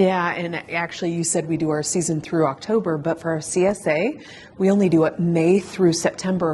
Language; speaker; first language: English; native; English